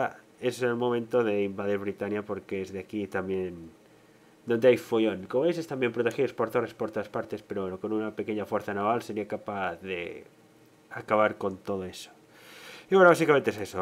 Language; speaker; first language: Spanish; native; Spanish